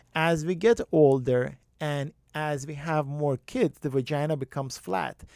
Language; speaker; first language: English; non-native, fluent; Persian